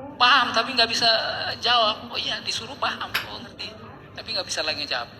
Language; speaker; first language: Indonesian; non-native, local second language; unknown